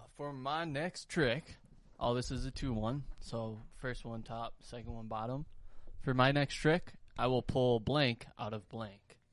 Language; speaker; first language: English; native; English